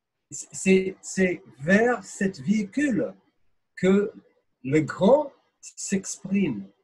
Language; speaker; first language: French; non-native, fluent; English